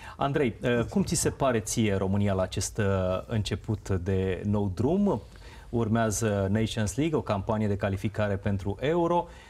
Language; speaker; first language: Romanian; native; Romanian